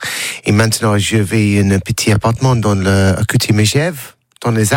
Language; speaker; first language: French; non-native, learner; English